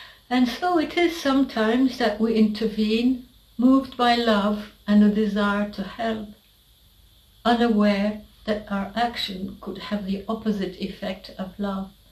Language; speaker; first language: English; non-native, fluent; French